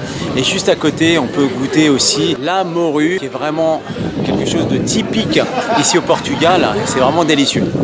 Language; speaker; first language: French; native; French